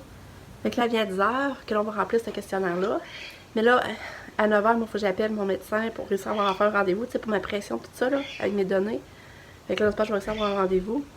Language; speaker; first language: French; native; French